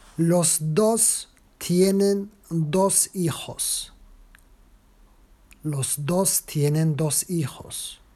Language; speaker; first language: Spanish; non-native, fluent; Turkish